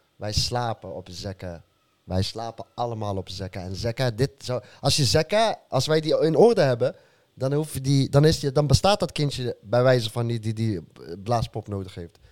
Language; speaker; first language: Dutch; early bilingual, other home language; Arabic